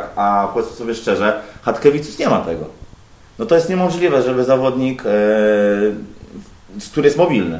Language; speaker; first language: Polish; native; Polish